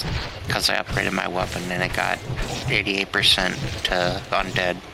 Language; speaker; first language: English; native; English